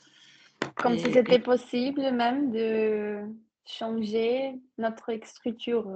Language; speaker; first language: French; non-native, fluent; Portuguese